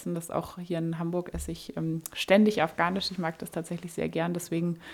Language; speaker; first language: German; native; German